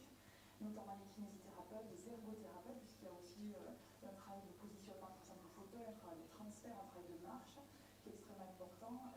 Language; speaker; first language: French; native; French